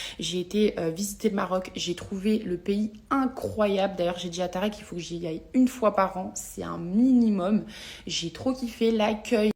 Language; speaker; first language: French; native; French